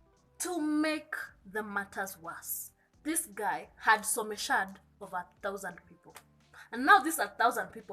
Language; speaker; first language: English; non-native, local second language; Kikuyu